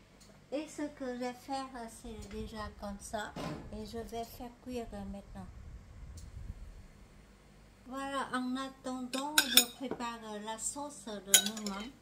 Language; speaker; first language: French; non-native, fluent; Vietnamese